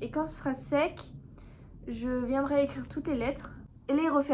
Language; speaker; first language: French; native; French